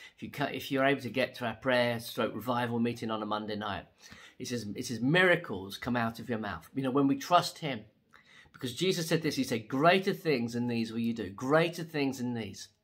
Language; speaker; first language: English; native; English